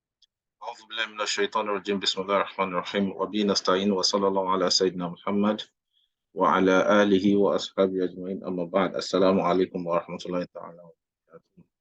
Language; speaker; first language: Arabic; non-native, fluent; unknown